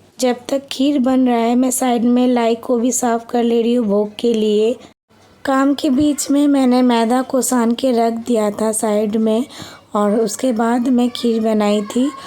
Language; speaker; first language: Hindi; non-native, local second language; Bangla